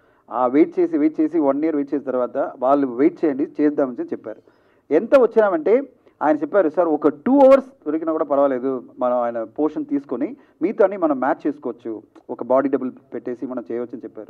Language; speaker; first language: Telugu; non-native, fluent; Tamil